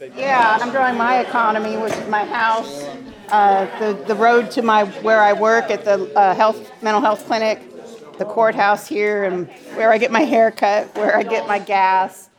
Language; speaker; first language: English; native; English